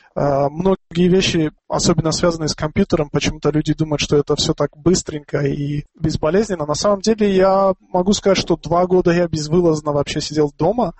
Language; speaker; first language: Russian; non-native, local second language; Tajik